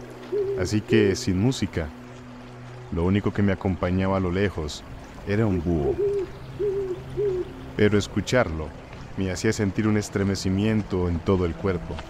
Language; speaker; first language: Spanish; native; Spanish